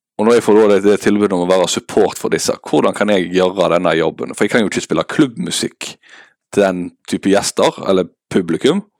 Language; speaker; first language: Norwegian; native; Norwegian